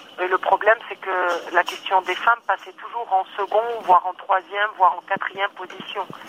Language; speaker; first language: French; non-native, local second language; Arabic